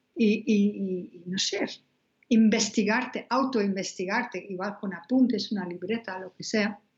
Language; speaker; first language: Spanish; non-native, fluent; Dutch